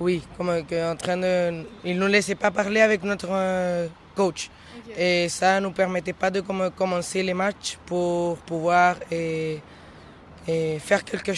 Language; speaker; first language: French; non-native, learner; Spanish